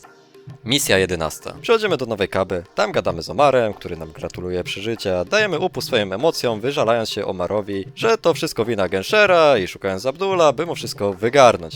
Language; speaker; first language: Polish; native; Polish